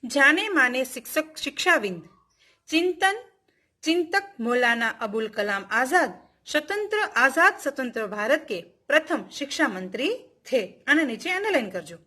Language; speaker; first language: Hindi; non-native, local second language; Gujarati